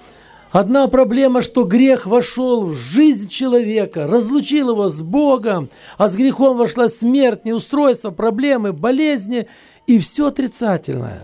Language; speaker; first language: Russian; native; Russian